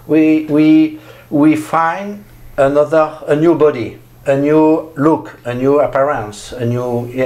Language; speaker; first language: English; non-native, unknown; French